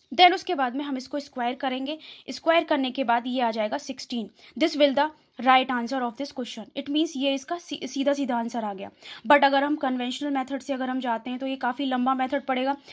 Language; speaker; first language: Hindi; native; Hindi